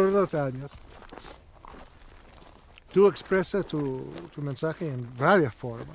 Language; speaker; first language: Spanish; non-native, learner; Greek